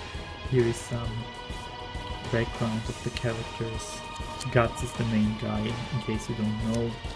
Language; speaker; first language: English; non-native, fluent; German